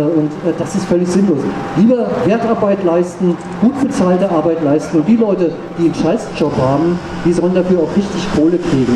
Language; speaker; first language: German; native; German